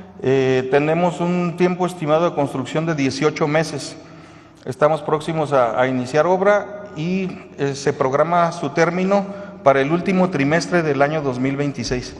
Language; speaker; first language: Spanish; native; Spanish